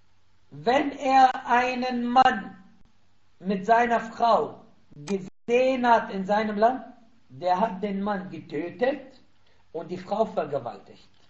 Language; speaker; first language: German; non-native, fluent; Arabic